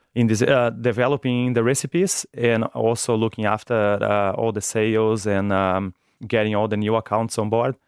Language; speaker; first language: English; non-native, fluent; Portuguese